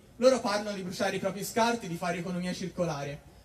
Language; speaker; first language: Italian; native; Italian